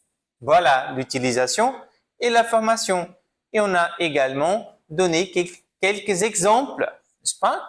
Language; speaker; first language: French; non-native, fluent; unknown